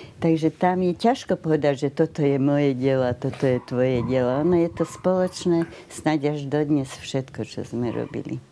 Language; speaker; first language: Slovak; native; Slovak